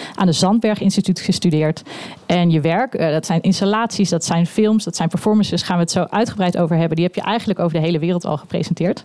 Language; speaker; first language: Dutch; native; Dutch